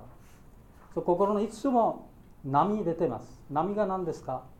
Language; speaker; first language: Japanese; non-native, learner; Bangla